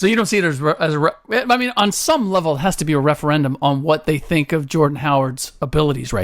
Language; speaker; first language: English; native; English